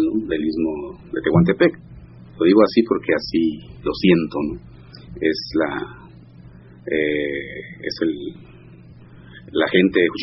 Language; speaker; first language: Spanish; non-native, local second language; Zapotec